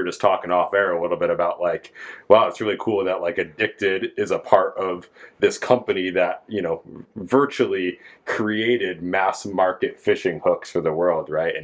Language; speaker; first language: English; native; English